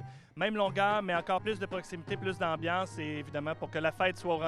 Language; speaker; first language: French; native; French